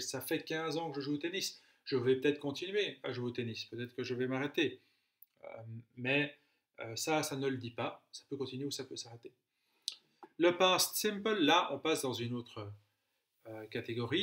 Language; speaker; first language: French; native; French